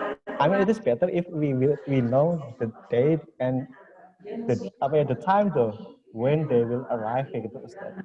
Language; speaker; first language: English; non-native, fluent; Indonesian